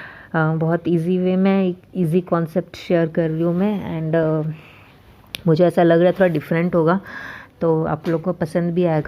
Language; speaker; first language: Hindi; native; Hindi